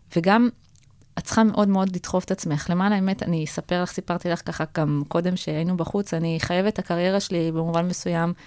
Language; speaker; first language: Hebrew; native; Hebrew